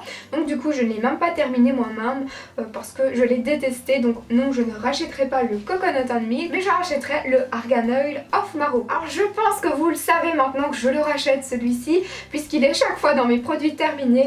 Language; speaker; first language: French; native; French